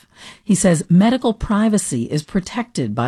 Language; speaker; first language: English; native; English